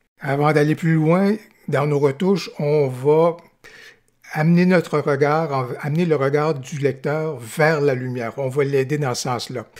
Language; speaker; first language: French; native; French